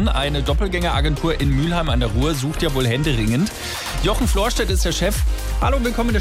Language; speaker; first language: German; native; German